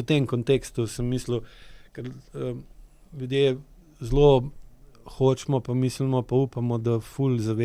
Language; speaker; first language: Slovenian; native; Slovenian